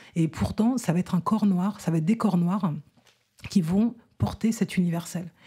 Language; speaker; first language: French; native; French